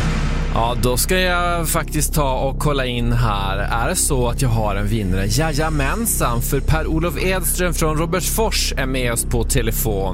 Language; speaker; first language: Swedish; native; Swedish